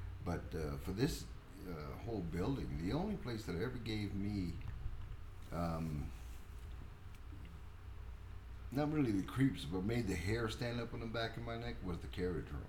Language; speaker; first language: English; native; English